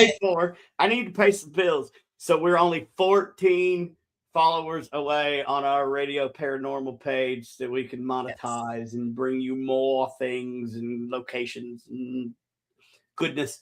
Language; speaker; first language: English; native; English